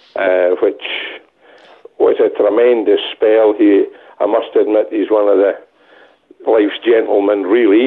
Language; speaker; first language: English; native; English